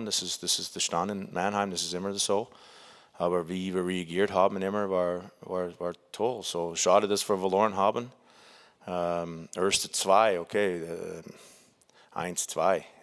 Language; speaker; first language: German; non-native, fluent; English